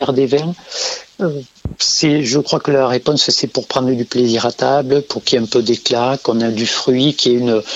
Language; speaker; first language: French; native; French